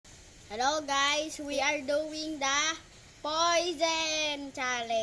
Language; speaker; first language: English; non-native, local second language; Filipino